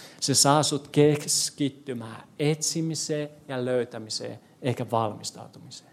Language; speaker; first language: Finnish; non-native, fluent; English